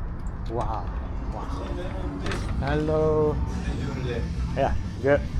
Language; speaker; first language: English; non-native, learner; Japanese